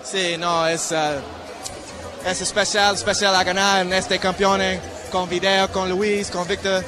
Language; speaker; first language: Spanish; non-native, learner; English